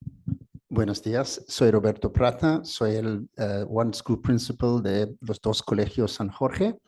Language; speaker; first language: Spanish; non-native, fluent; English